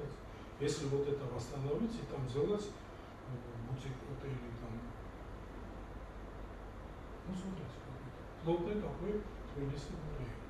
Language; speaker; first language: Russian; non-native, local second language; Georgian